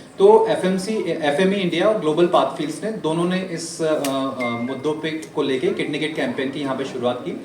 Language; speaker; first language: Hindi; native; Hindi